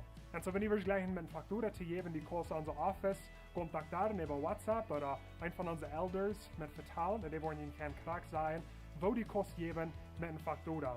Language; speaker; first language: German; non-native, learner; Plautdietsch